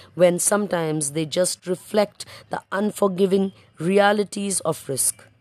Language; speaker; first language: English; non-native, local second language; Marathi